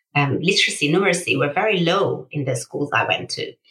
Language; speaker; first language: English; early bilingual, other home language; Persian